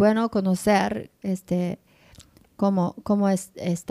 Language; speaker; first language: Spanish; non-native, learner; Japanese